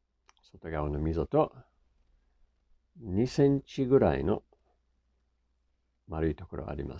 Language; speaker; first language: Japanese; non-native, fluent; English